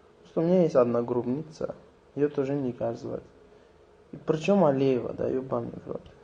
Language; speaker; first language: Russian; non-native, local second language; Azerbaijani